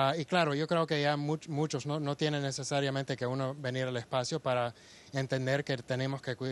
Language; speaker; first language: Spanish; early bilingual, heritage; Spanish